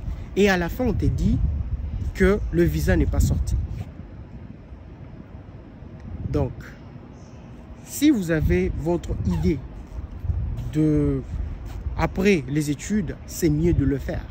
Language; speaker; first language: French; non-native, local second language; Lingala